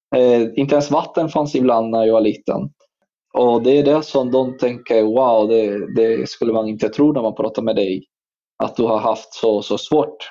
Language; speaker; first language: Swedish; non-native, fluent; Spanish